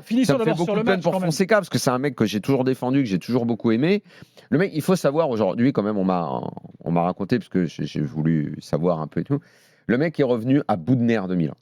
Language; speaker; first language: French; native; French